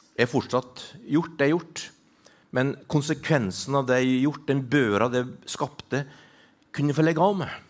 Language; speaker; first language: Norwegian; native; Norwegian